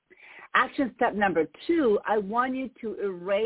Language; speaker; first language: English; non-native, fluent; Spanish